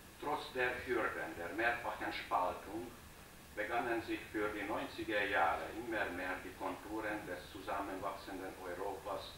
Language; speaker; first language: German; non-native, fluent; Hungarian